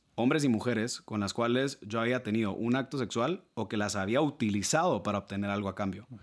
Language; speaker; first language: Spanish; native; Spanish